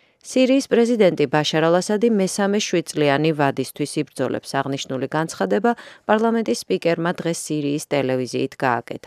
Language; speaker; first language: Georgian; native; Georgian